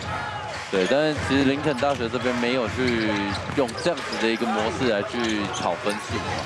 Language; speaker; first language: Chinese; native; Chinese